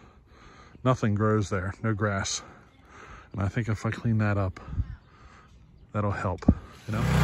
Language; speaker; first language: English; native; English